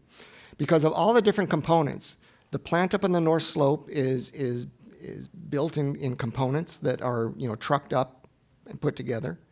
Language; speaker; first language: English; native; English